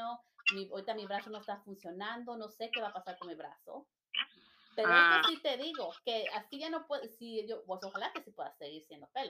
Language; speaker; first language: Spanish; native; Spanish